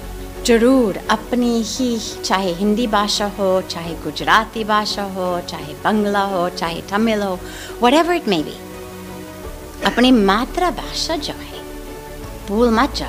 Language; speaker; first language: Hindi; non-native, fluent; English